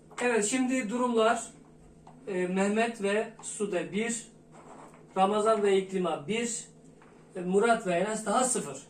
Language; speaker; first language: Turkish; native; Turkish